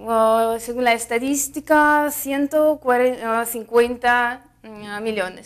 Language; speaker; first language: Spanish; non-native, fluent; Russian